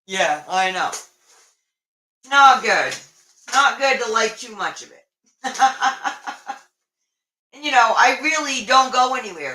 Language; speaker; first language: English; native; English